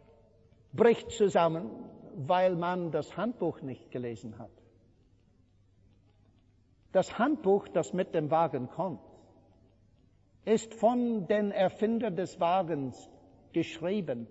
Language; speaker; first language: German; non-native, fluent; English